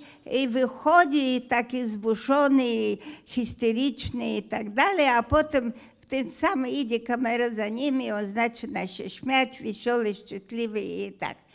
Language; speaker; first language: Polish; non-native, fluent; Hungarian